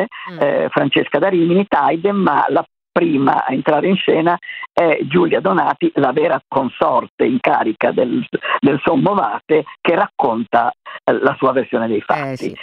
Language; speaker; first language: Italian; native; Italian